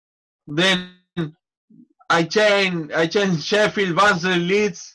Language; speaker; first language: English; non-native, learner; Spanish